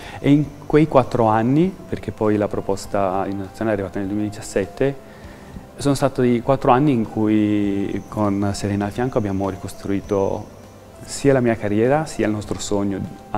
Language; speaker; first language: Italian; native; Italian